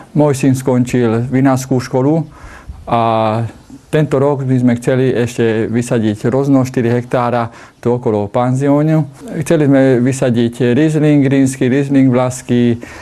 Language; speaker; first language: Slovak; non-native, local second language; Hungarian